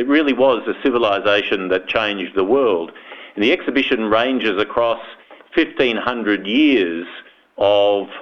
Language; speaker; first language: English; native; English